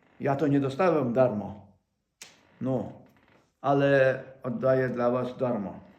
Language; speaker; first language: Polish; non-native, fluent; Ukrainian